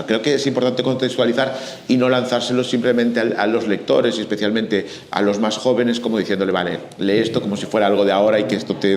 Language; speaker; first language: Spanish; native; Spanish